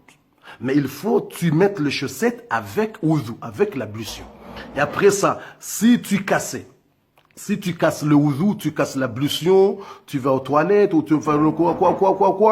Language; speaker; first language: French; non-native, local second language; Comorian